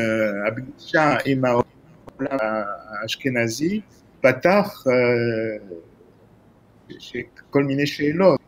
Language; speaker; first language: Hebrew; non-native, fluent; French